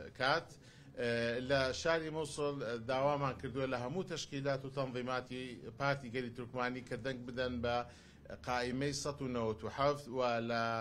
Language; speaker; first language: Central Kurdish; non-native, local second language; Azerbaijani